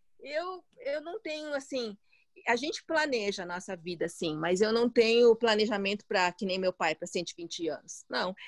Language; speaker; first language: Portuguese; early bilingual, other home language; Chinese